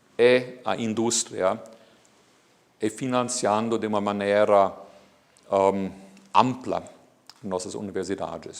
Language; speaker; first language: Portuguese; non-native, fluent; German